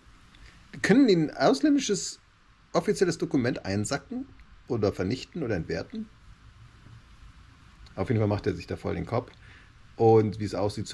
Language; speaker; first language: German; native; German